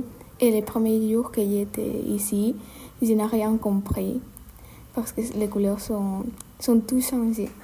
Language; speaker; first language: French; non-native, learner; Spanish